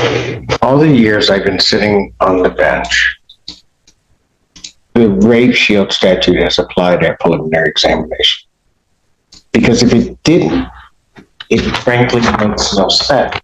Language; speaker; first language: English; native; English